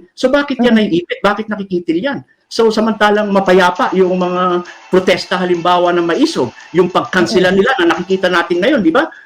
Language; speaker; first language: Filipino; non-native, local second language; Iloko